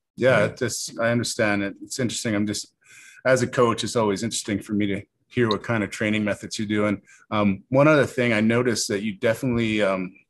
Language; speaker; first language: English; native; English